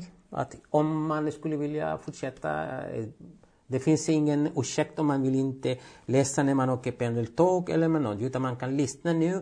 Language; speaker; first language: Swedish; non-native, fluent; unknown